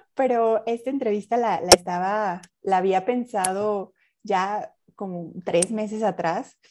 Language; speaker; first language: Spanish; native; Spanish